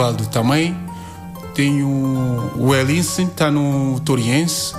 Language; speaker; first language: Portuguese; non-native, learner; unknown